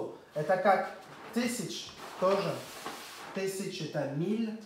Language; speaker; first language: Russian; non-native, fluent; French